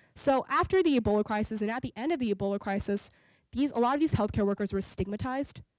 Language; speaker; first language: English; native; English